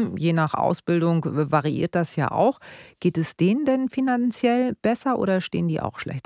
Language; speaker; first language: German; native; German